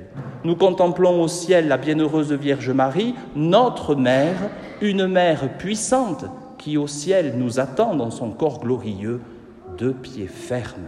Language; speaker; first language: French; native; French